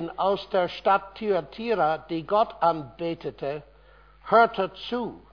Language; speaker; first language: German; non-native, fluent; English